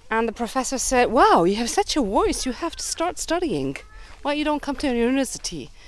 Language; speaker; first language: English; early bilingual, heritage; German